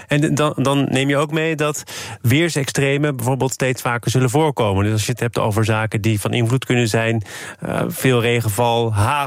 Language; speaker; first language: Dutch; native; Dutch